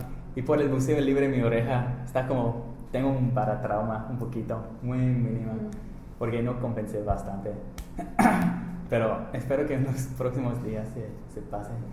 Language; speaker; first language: Spanish; non-native, fluent; English